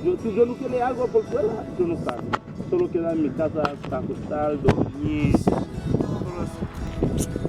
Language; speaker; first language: Spanish; non-native, learner; Haitian Creole